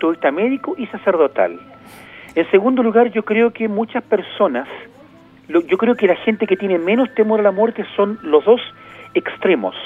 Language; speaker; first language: Spanish; native; Spanish